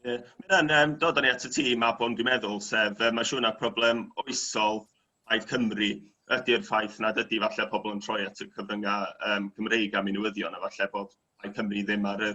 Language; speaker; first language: Welsh; native; Welsh